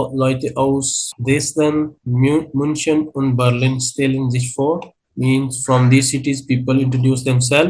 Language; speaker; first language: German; non-native, learner; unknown